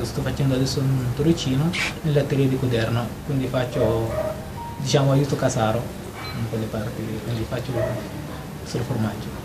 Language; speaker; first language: Italian; non-native, fluent; Arabic